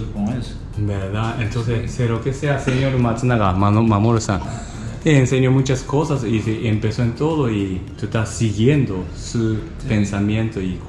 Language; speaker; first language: Spanish; non-native, learner; Japanese